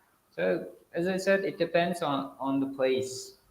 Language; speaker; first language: English; non-native, fluent; Uzbek